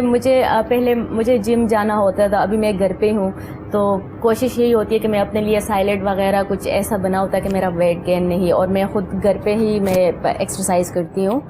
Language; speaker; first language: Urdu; non-native, local second language; Pashto